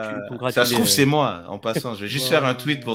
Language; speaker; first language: French; native; French